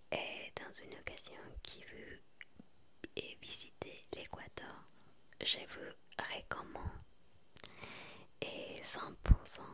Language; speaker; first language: French; non-native, learner; Spanish